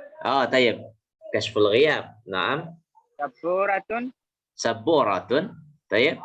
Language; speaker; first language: Arabic; non-native, fluent; Indonesian